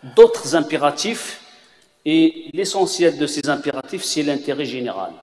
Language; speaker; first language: French; non-native, local second language; Kabyle